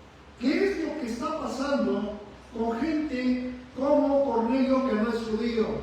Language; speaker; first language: Spanish; native; Spanish